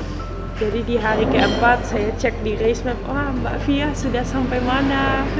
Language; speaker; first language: Indonesian; non-native, fluent; Dutch